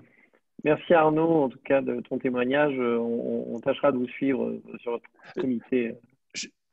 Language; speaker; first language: French; native; French